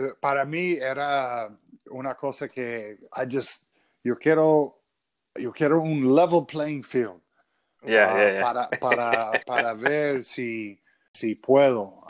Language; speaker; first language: Spanish; early bilingual, other home language; English